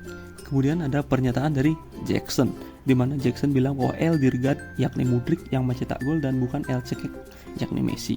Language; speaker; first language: Indonesian; native; Indonesian